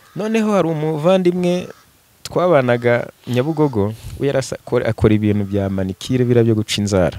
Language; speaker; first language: Kinyarwanda; native; Kinyarwanda